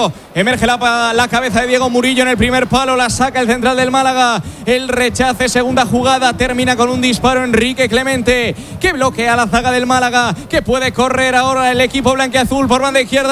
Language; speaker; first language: Spanish; native; Spanish